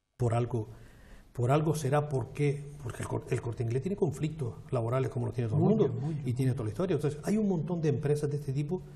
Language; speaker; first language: Spanish; native; Spanish